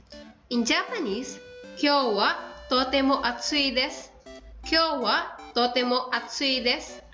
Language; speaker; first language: Japanese; non-native, fluent; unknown